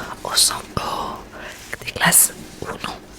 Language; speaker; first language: French; non-native, learner; Spanish